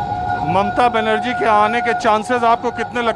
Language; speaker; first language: Hindi; native; Hindi